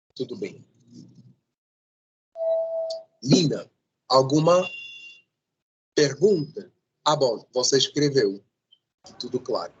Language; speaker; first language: Portuguese; non-native, fluent; Spanish